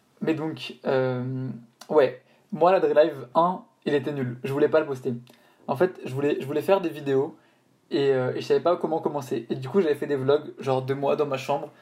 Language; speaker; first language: French; native; French